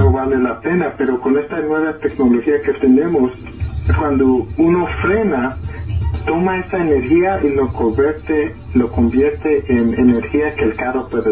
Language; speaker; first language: Spanish; early bilingual, heritage; Spanish